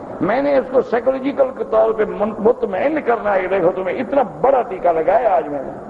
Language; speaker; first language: Urdu; non-native, local second language; Saraiki